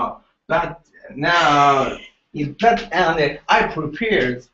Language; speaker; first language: English; non-native, learner; Japanese